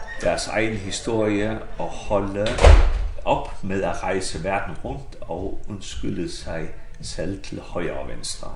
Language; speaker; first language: Danish; non-native, local second language; Faroese